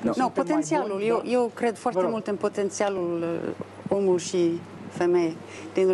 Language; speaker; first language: Romanian; non-native, fluent; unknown